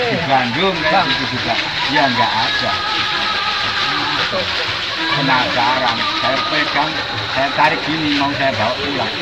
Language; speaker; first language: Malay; non-native, local second language; Javanese